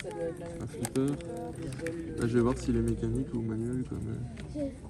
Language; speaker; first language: French; native; French